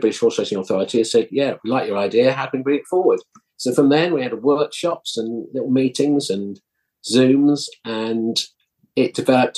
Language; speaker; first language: English; native; English